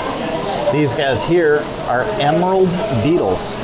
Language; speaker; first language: English; native; English